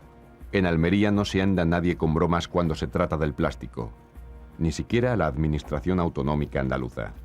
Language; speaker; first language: Spanish; native; Spanish